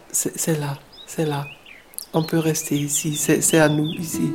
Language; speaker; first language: French; non-native, fluent; German